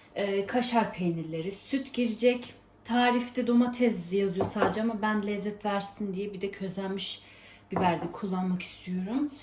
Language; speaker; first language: Turkish; early bilingual, heritage; Turkish